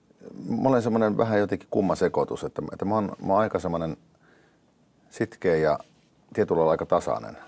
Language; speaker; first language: Finnish; native; Finnish